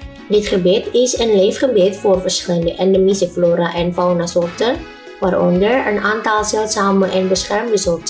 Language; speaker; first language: Dutch; non-native, fluent; Indonesian